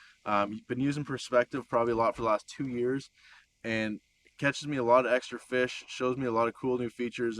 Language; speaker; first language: English; native; English